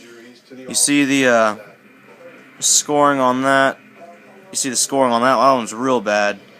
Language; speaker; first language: English; native; English